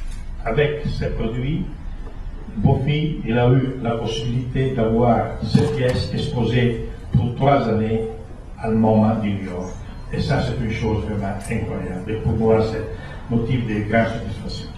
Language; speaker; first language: French; non-native, fluent; Italian